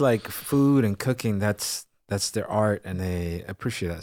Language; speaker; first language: English; non-native, fluent; Spanish